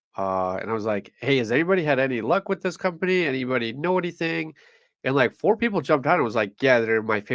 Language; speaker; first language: English; native; English